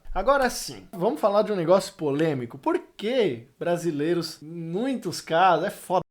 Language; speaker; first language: Portuguese; native; Portuguese